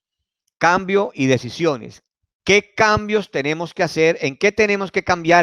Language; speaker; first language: Spanish; native; Spanish